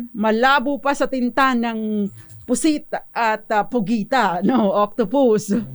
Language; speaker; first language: Filipino; native; Filipino